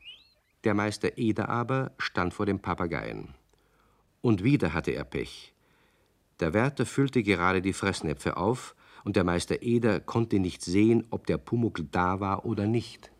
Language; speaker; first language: German; native; German